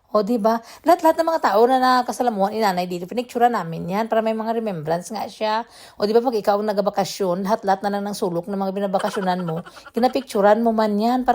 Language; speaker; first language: Filipino; non-native, local second language; Cebuano